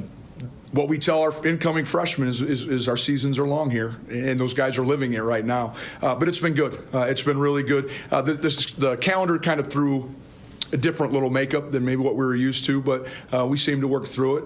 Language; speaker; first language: English; native; English